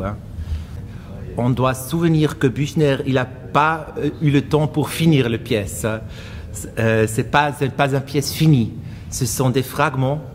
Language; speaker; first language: French; non-native, fluent; German